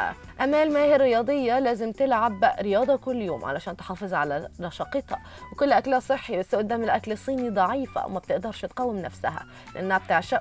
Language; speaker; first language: Arabic; native; Arabic